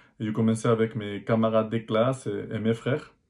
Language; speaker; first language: French; non-native, fluent; Spanish